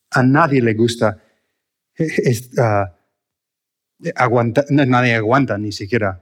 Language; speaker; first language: Spanish; non-native, fluent; English